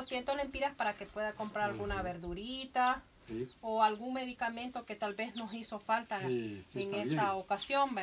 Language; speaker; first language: Spanish; native; Spanish